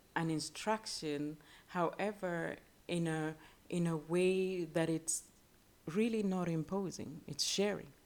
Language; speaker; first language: English; non-native, local second language; Luo (Kenya and Tanzania)